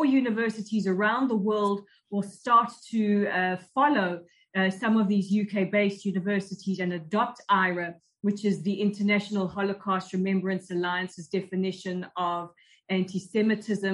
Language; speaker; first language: English; native; English